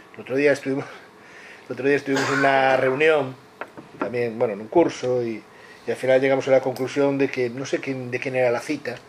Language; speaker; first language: Spanish; non-native, local second language; Galician